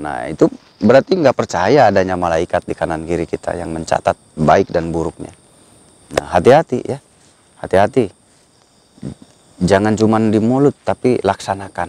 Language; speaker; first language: Indonesian; native; Indonesian